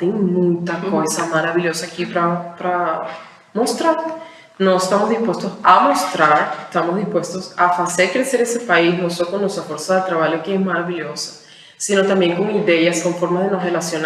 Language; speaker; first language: Portuguese; non-native, fluent; Spanish